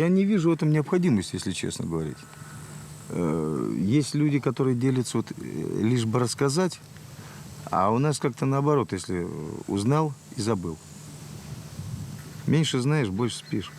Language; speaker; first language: Russian; native; Russian